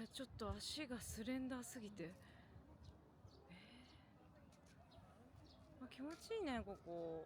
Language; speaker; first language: Japanese; native; Japanese